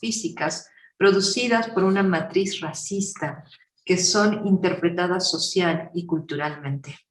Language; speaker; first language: Spanish; native; Spanish